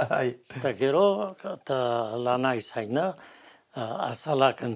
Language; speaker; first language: Basque; native; Basque